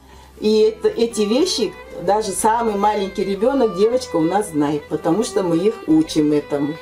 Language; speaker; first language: Russian; non-native, local second language; Turkish